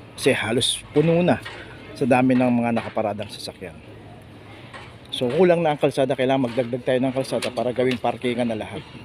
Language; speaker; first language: Filipino; native; Filipino